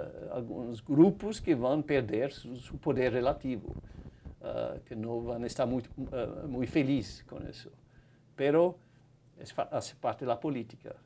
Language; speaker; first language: Spanish; non-native, fluent; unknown